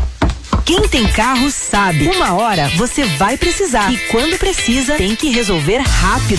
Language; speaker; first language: Portuguese; native; Portuguese